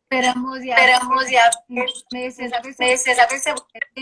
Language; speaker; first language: Spanish; non-native, learner; Portuguese